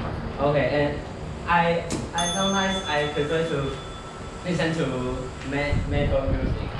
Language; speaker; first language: English; non-native, learner; Chinese